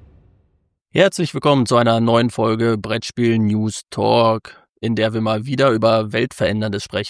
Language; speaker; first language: German; native; German